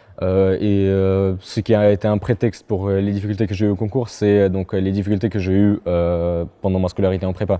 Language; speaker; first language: French; non-native, fluent; Russian